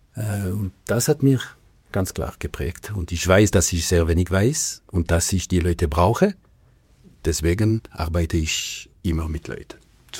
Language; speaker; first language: German; non-native, local second language; French